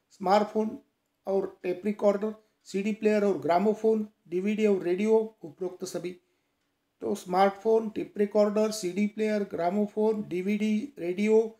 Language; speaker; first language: Hindi; non-native, local second language; Marathi